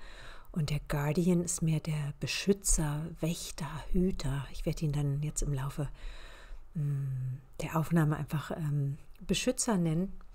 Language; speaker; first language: German; native; German